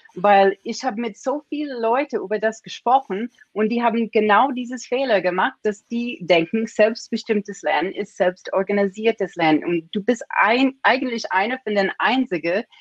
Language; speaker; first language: German; non-native, fluent; English